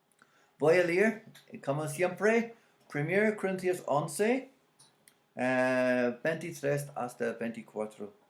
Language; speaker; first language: Spanish; non-native, fluent; English